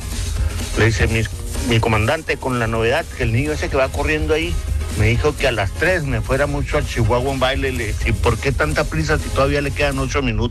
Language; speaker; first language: Spanish; native; Spanish